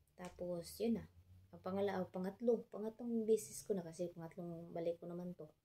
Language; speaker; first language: Filipino; non-native, local second language; Cebuano